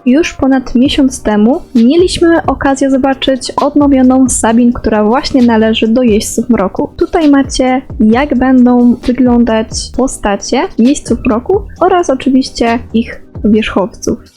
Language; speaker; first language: Polish; native; Polish